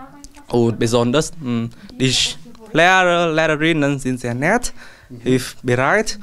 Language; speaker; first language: German; non-native, learner; Vietnamese